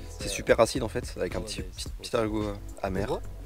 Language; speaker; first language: French; native; French